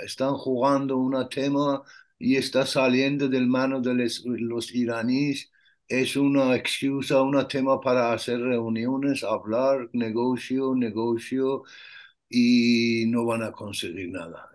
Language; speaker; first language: Spanish; non-native, learner; Persian